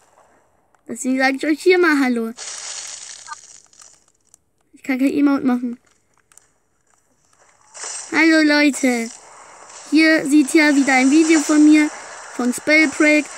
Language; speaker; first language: German; native; German